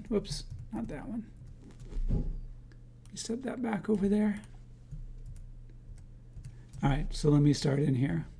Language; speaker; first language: English; native; English